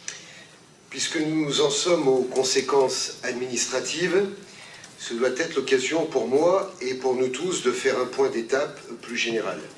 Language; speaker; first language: French; native; French